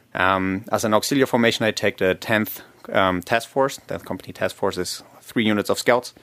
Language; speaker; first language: English; non-native, fluent; German